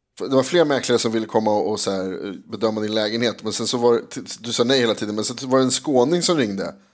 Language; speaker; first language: Swedish; native; Swedish